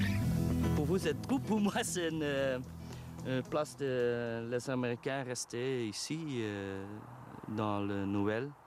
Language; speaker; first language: French; non-native, learner; Dutch